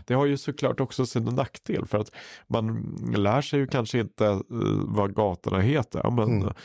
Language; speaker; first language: Swedish; native; Swedish